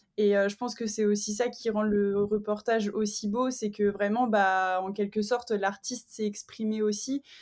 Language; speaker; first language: French; native; French